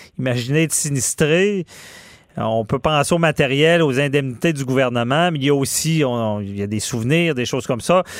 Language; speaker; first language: French; native; French